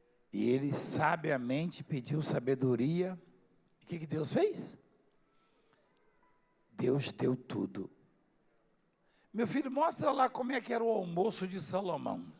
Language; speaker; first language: Portuguese; native; Portuguese